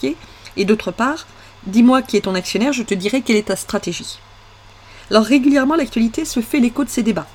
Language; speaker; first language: French; native; French